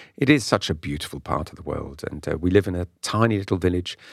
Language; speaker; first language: English; non-native, local second language; French